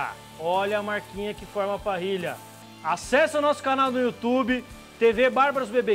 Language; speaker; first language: Portuguese; native; Portuguese